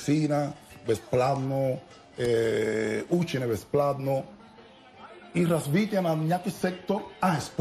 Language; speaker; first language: Bulgarian; non-native, learner; Spanish